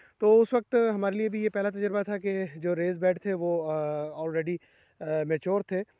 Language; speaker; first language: Urdu; non-native, local second language; Saraiki